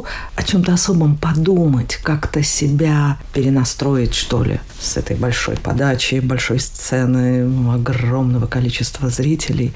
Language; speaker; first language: Russian; native; Russian